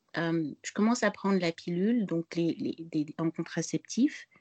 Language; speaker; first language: French; native; French